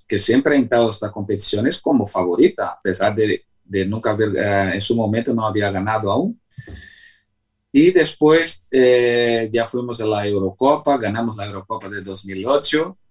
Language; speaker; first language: Spanish; non-native, fluent; Portuguese